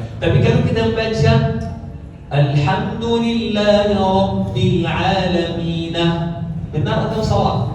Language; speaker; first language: Malay; non-native, learner; Arabic